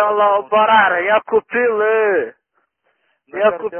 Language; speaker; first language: Russian; non-native, local second language; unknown